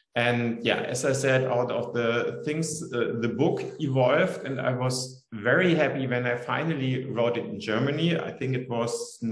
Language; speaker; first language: English; non-native, fluent; German